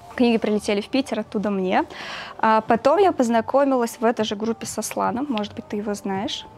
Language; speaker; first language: Russian; early bilingual, other home language; Azerbaijani